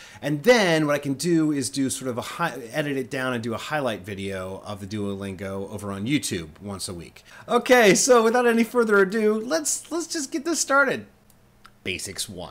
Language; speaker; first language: English; native; English